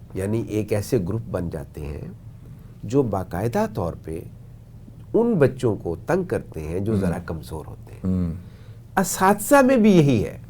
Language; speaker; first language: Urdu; non-native, local second language; Punjabi